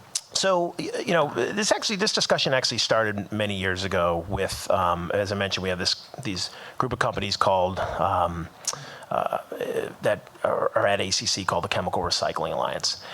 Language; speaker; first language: English; native; English